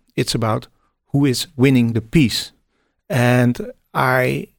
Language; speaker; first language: English; non-native, fluent; Dutch